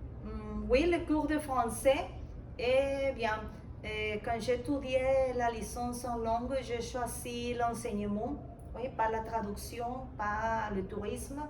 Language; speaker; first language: French; non-native, fluent; Spanish